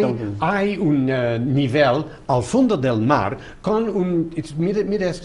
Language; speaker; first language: Spanish; non-native, fluent; English